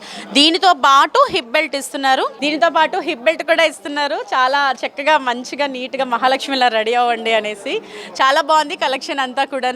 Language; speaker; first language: Telugu; native; Telugu